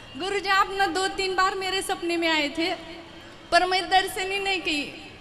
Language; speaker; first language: Hindi; non-native, local second language; Marathi